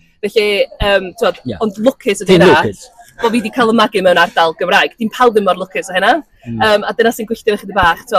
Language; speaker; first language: Welsh; native; Welsh